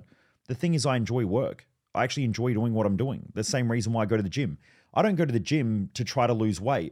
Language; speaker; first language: English; native; English